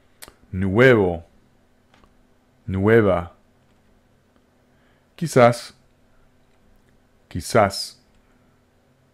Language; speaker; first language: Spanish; non-native, fluent; English